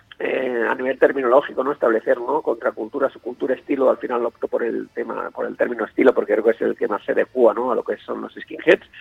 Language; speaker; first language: Spanish; non-native, local second language; Catalan